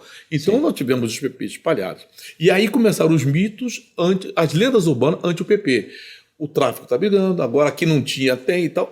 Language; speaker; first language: Portuguese; native; Portuguese